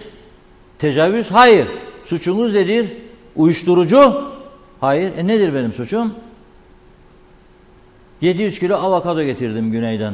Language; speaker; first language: Turkish; native; Turkish